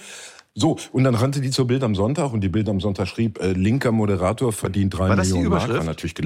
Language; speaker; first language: German; native; German